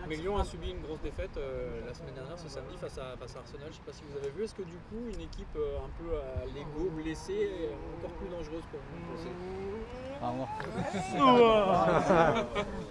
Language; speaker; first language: French; native; French